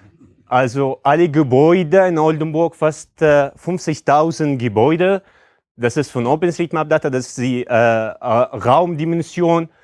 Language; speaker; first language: German; non-native, fluent; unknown